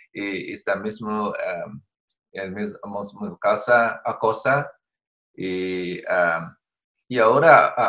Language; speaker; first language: Spanish; non-native, learner; Chinese